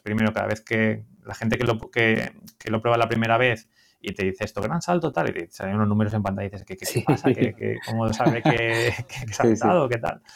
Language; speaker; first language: Spanish; native; Spanish